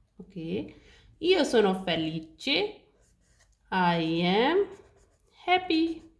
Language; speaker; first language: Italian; non-native, learner; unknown